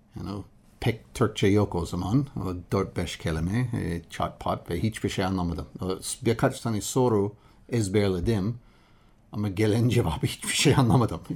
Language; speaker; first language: Turkish; non-native, learner; English